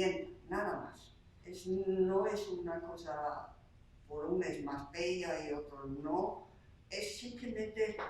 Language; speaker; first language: Spanish; non-native, fluent; Slovak